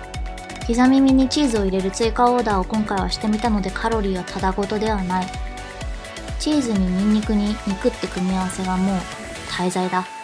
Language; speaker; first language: Japanese; native; Japanese